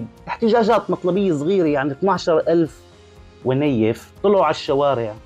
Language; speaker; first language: Arabic; native; Arabic